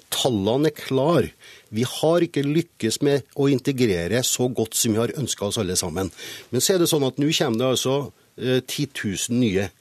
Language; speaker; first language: Norwegian; native; Norwegian